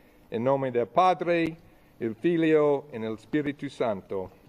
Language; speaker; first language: Italian; non-native, learner; English